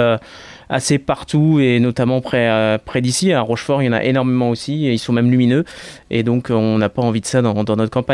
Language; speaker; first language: French; native; French